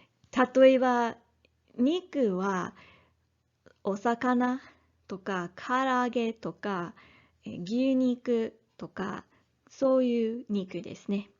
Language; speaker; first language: Japanese; non-native, learner; English